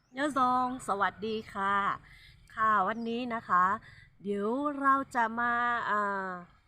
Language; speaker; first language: Thai; non-native, local second language; Hmong